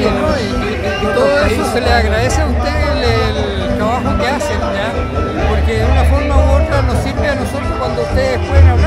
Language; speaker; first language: Spanish; native; Spanish